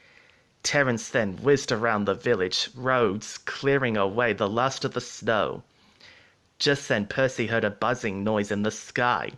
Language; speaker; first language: English; native; English